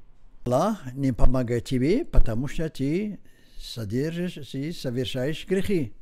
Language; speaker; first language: Russian; non-native, learner; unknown